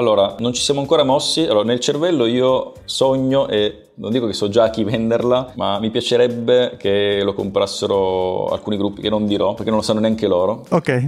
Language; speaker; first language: Italian; native; Italian